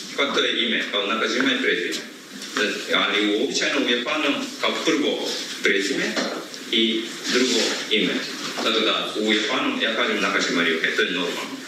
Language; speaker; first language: Croatian; non-native, fluent; Japanese